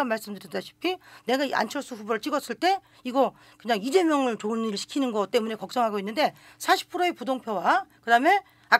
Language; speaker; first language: Korean; native; Korean